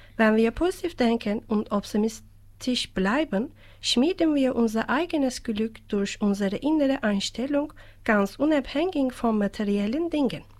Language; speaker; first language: German; non-native, fluent; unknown